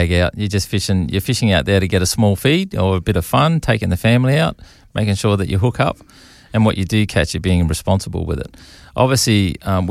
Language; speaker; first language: English; native; English